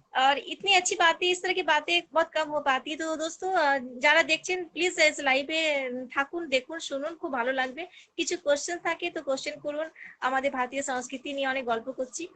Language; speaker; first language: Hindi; non-native, local second language; Bangla